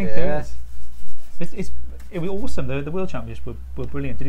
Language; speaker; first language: English; native; English